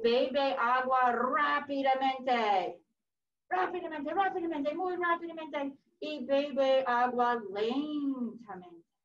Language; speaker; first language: Spanish; non-native, fluent; English